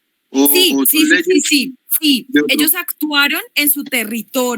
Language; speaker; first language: Spanish; native; Spanish